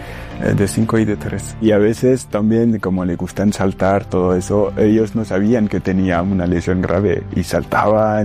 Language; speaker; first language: Spanish; non-native, fluent; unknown